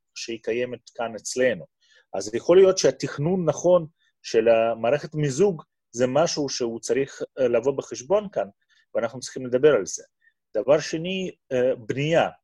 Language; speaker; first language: Hebrew; non-native, fluent; Russian